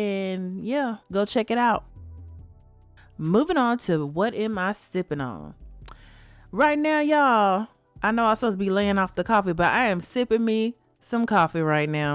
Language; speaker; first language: English; native; English